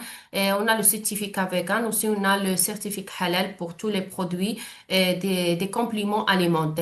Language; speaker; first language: French; non-native, learner; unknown